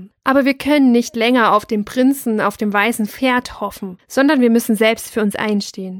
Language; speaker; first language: German; native; German